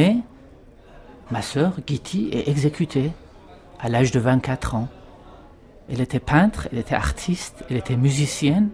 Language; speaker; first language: French; non-native, fluent; Persian